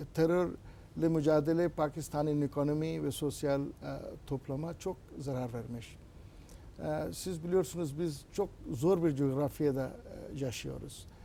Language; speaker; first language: Turkish; non-native, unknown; Urdu